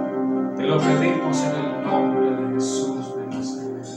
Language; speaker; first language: Spanish; native; Spanish